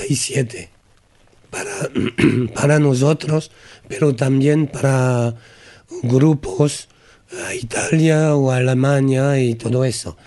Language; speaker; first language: Spanish; non-native, learner; French